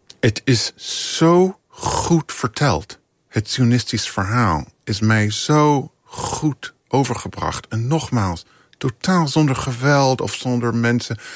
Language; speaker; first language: Dutch; non-native, fluent; English